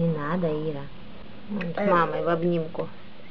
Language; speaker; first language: Russian; native; Russian